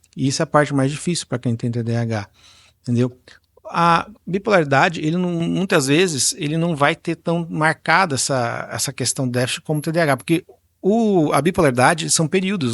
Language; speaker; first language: Portuguese; native; Portuguese